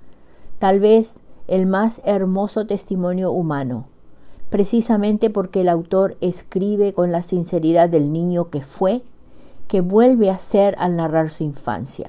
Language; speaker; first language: Spanish; native; Spanish